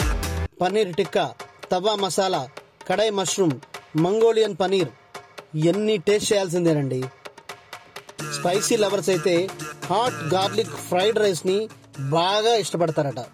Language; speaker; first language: Telugu; native; Telugu